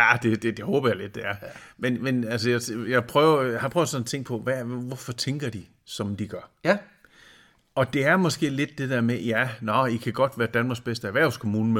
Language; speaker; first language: Danish; native; Danish